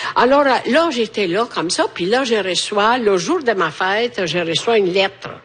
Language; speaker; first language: French; non-native, fluent; Italian